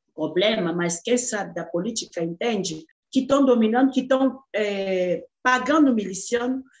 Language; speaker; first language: Portuguese; non-native, fluent; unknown